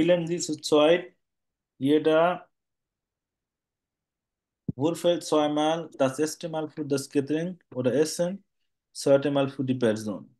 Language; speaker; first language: German; non-native, fluent; Bangla